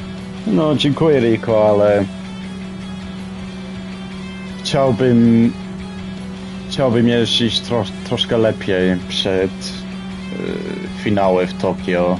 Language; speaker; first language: Polish; early bilingual, heritage; Polish